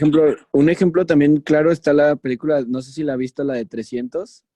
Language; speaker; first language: Spanish; native; Spanish